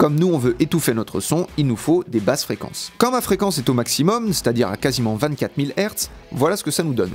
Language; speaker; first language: French; native; French